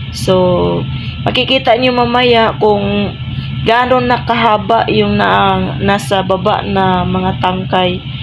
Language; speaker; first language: Filipino; non-native, local second language; Cebuano